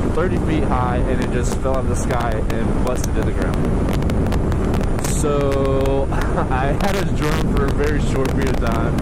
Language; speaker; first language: English; native; English